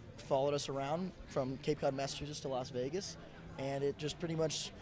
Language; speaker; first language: English; native; English